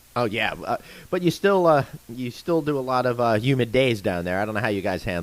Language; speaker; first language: English; native; English